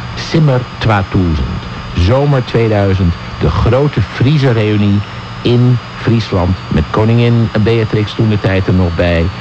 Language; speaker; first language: Dutch; native; Dutch